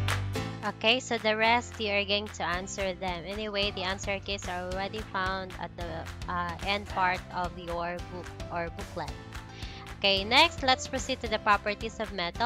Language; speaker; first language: English; non-native, local second language; Cebuano